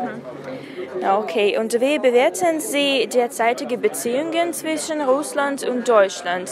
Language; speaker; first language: German; non-native, learner; Russian